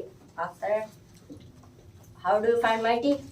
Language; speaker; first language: English; non-native, learner; Hindi